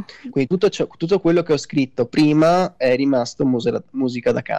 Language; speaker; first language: Italian; native; Italian